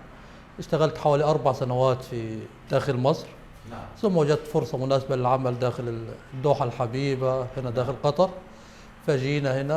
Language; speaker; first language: Arabic; native; Arabic